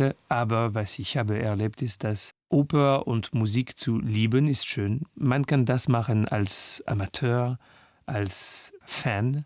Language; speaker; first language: German; non-native, learner; French